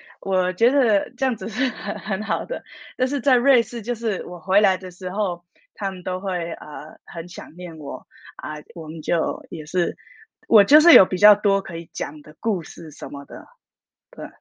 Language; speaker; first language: Chinese; early bilingual, heritage; Min Nan Chinese